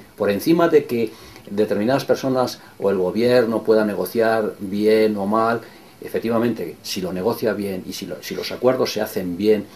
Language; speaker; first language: Spanish; non-native, local second language; Basque